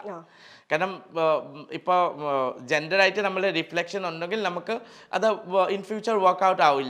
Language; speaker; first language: Malayalam; non-native, local second language; Assamese